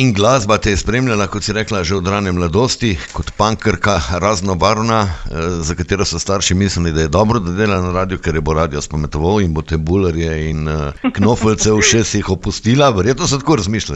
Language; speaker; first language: Slovenian; native; Slovenian